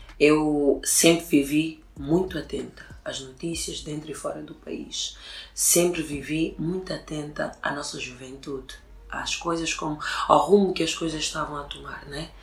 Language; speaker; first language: Portuguese; early bilingual, other home language; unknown